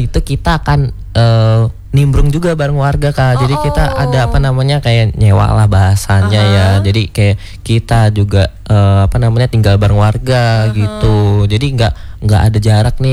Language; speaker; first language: Indonesian; native; Indonesian